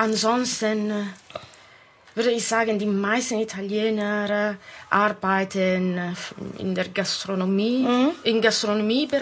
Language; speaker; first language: German; non-native, fluent; Italian